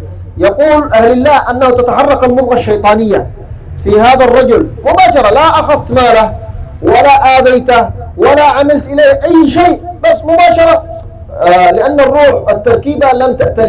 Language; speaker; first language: Arabic; native; Arabic